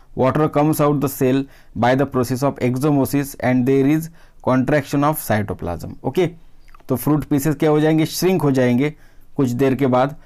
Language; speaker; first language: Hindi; non-native, local second language; Marathi